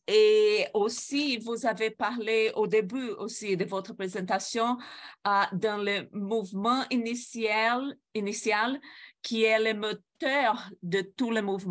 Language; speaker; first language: French; non-native, fluent; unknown